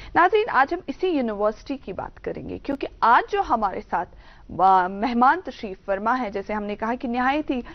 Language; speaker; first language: Hindi; non-native, local second language; Kashmiri